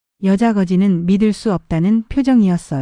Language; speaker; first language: Korean; native; Korean